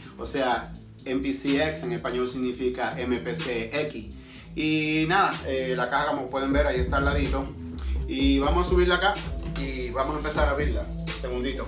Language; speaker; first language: Spanish; early bilingual, heritage; Spanish